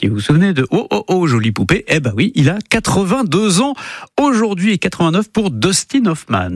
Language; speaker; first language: French; native; French